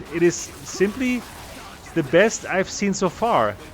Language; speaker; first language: English; non-native, fluent; German